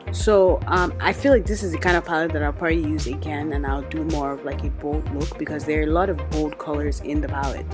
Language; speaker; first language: English; native; English